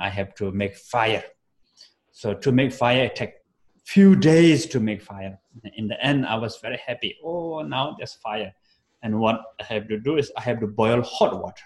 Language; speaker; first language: English; non-native, fluent; Tibetan